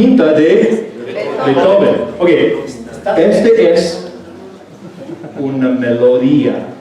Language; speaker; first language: Spanish; non-native, fluent; English